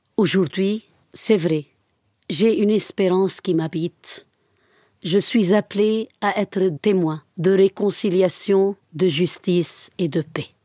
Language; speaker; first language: French; non-native, fluent; Arabic